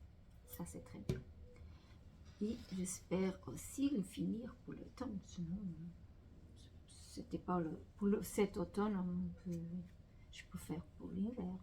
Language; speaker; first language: French; non-native, fluent; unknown